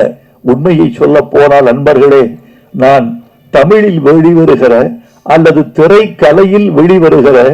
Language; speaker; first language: Tamil; native; Tamil